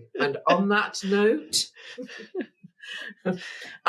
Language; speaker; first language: English; native; English